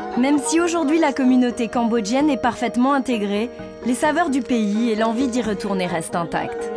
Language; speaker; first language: French; native; French